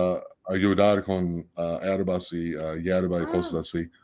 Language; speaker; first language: Spanish; non-native, learner; English